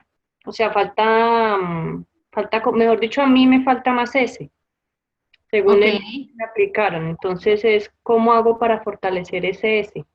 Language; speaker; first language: Spanish; native; Spanish